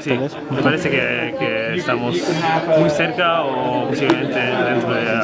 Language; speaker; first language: Spanish; non-native, fluent; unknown